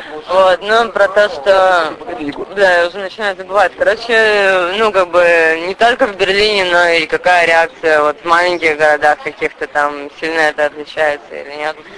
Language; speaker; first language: Russian; native; Russian